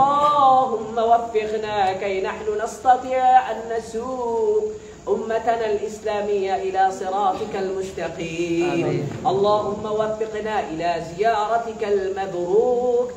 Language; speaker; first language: Arabic; non-native, fluent; Bangla